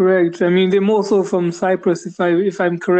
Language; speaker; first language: English; native; English